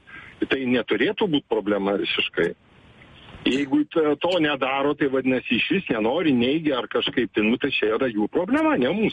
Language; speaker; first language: Lithuanian; native; Lithuanian